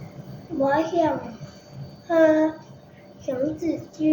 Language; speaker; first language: Chinese; non-native, learner; Thai